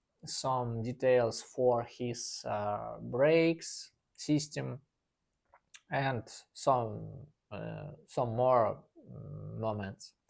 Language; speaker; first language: English; non-native, learner; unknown